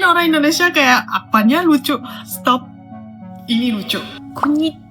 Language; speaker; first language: Indonesian; non-native, fluent; Japanese